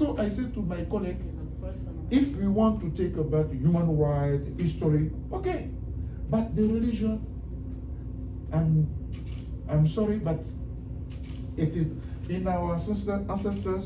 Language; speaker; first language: English; non-native, learner; French